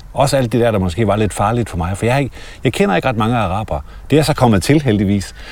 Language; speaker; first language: Danish; native; Danish